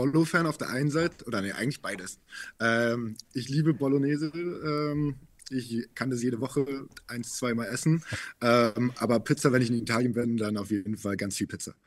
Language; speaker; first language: German; native; German